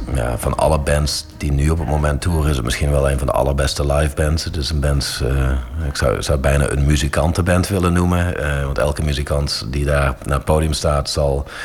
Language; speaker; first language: Dutch; native; Dutch